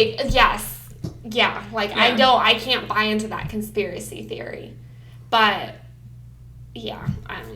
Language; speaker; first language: English; native; English